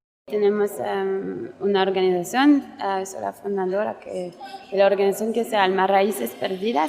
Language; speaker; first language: Spanish; non-native, learner; French